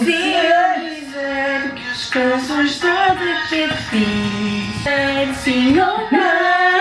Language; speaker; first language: Portuguese; non-native, learner; Indonesian